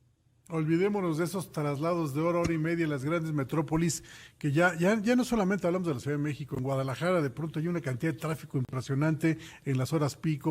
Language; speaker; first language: Spanish; native; Spanish